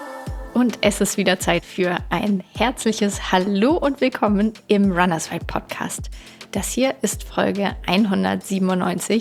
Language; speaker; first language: German; native; German